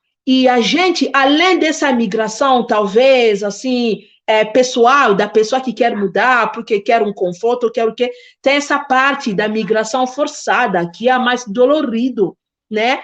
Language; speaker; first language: Portuguese; non-native, fluent; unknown